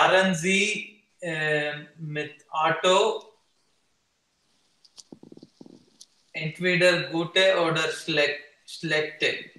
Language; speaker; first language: German; non-native, learner; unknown